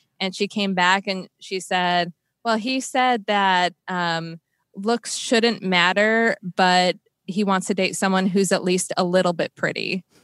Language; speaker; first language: English; native; English